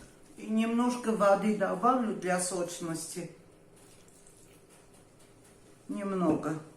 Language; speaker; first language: Russian; non-native, fluent; Armenian